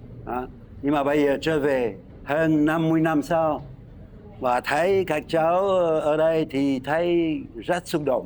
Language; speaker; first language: Vietnamese; non-native, fluent; French